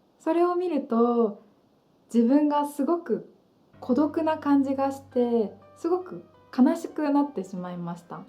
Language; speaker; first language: Japanese; native; Japanese